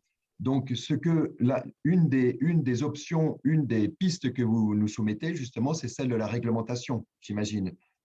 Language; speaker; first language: French; native; French